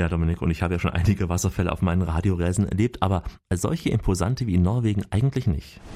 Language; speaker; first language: German; native; German